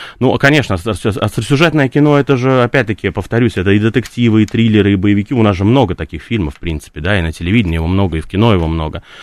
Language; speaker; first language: Russian; native; Russian